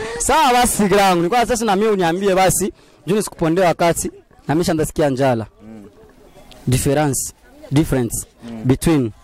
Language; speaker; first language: Swahili; native; Swahili